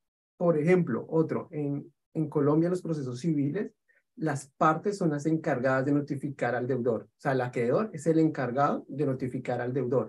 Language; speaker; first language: Spanish; native; Spanish